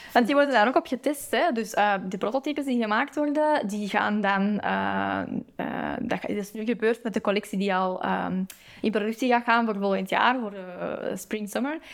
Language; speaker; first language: Dutch; native; Dutch